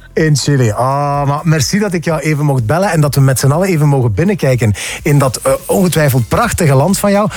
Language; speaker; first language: Dutch; native; Dutch